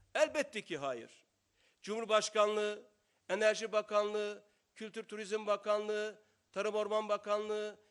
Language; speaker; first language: Turkish; native; Turkish